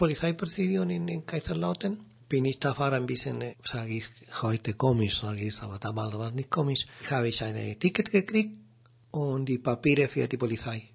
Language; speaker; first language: German; non-native, learner; Spanish